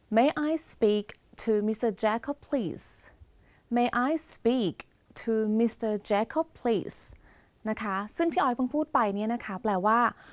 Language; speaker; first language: Thai; native; Thai